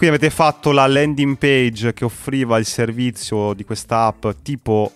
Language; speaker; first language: Italian; native; Italian